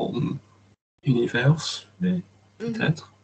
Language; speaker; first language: French; non-native, learner; English